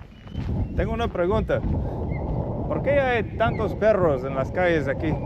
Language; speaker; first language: Spanish; non-native, fluent; English